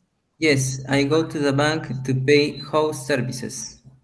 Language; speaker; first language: English; non-native, learner; Spanish